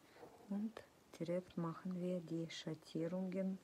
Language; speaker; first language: German; non-native, fluent; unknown